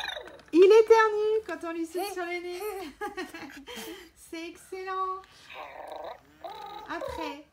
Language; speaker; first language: French; native; French